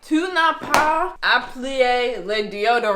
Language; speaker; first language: French; non-native, learner; English